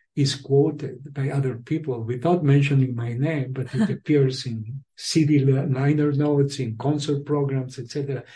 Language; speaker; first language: English; non-native, fluent; Spanish